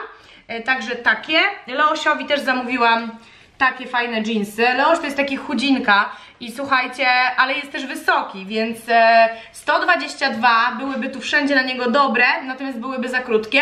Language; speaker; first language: Polish; native; Polish